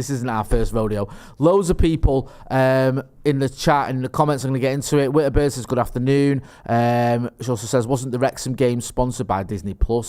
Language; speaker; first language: English; native; English